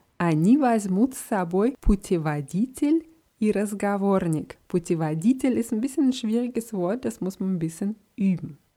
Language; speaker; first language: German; non-native, fluent; Russian